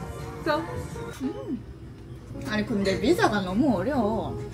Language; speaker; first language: Korean; non-native, learner; Japanese